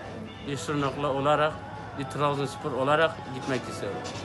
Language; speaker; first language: Turkish; non-native, local second language; Kurdish